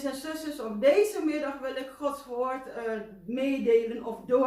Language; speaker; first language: Dutch; non-native, fluent; Indonesian